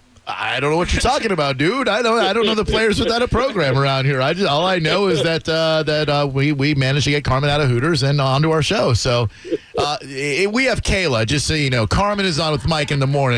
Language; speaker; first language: English; native; English